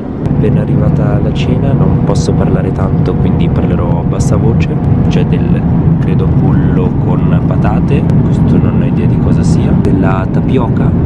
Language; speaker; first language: Italian; native; Italian